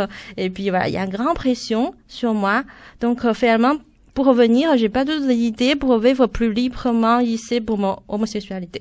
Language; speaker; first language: French; non-native, fluent; Chinese